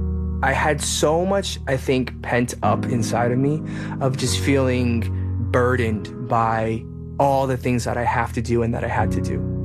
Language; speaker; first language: English; early bilingual, other home language; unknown